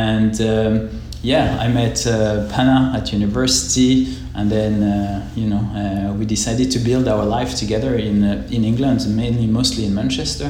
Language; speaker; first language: English; non-native, fluent; French